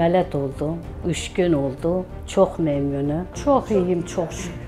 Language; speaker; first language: Turkish; non-native, local second language; Azerbaijani